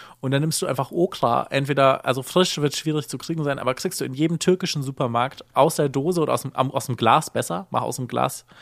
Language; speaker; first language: German; native; German